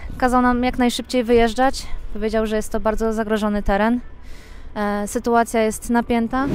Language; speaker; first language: Polish; native; Polish